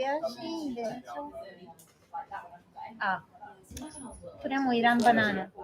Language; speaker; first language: Japanese; non-native, fluent; Chinese